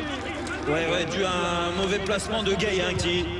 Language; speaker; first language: French; native; French